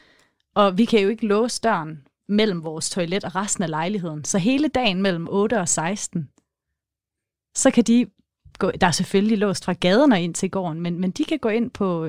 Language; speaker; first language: Danish; native; Danish